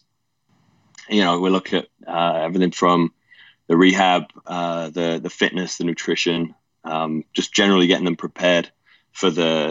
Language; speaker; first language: English; native; English